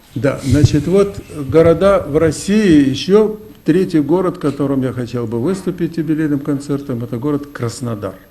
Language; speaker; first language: Russian; native; Russian